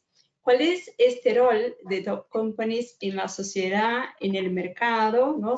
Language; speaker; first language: Spanish; non-native, fluent; Portuguese